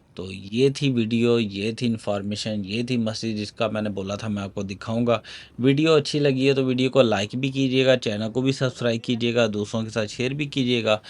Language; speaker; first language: Urdu; non-native, local second language; Punjabi